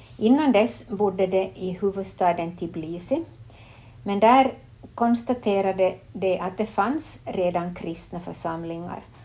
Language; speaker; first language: Swedish; native; Swedish